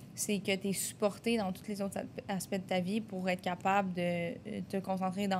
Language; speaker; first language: French; native; French